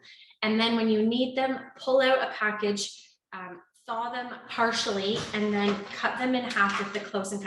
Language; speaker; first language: English; native; English